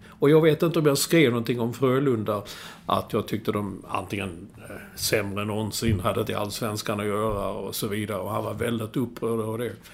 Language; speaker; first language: Swedish; native; Swedish